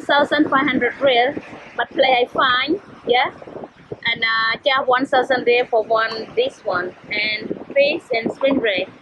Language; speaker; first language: English; non-native, learner; Khmer